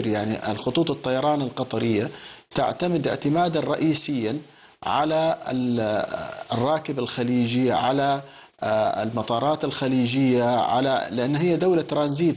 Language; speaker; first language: Arabic; native; Arabic